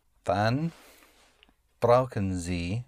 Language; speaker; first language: German; non-native, learner; English